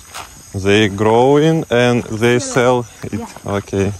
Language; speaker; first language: English; non-native, learner; Russian